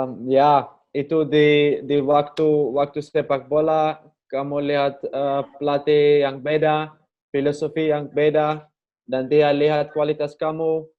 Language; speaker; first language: Indonesian; non-native, learner; Dutch